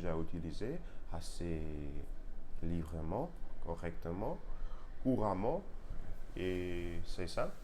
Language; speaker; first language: French; non-native, learner; Russian